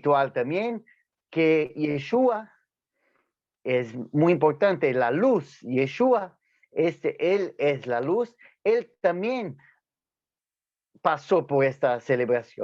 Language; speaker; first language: Spanish; non-native, fluent; Portuguese